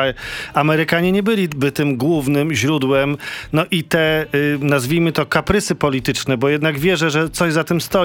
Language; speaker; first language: Polish; native; Polish